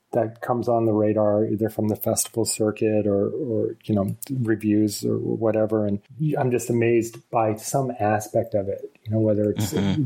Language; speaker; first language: English; native; English